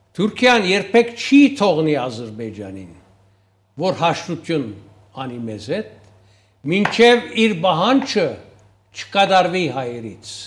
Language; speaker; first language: Armenian; early bilingual, heritage; Armenian